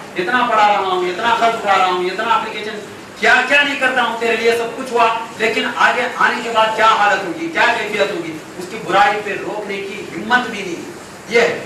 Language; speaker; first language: Urdu; native; Urdu